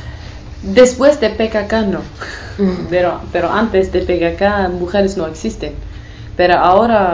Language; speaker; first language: Spanish; non-native, learner; Kurdish